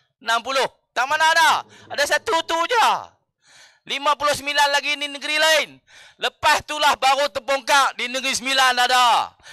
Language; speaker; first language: Malay; native; Malay